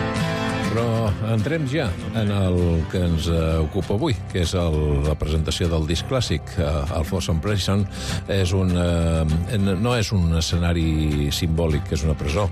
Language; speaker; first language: Catalan; native; Catalan